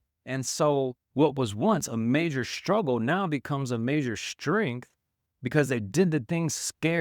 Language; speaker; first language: English; native; English